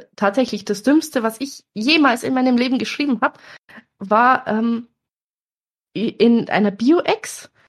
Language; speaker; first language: German; native; German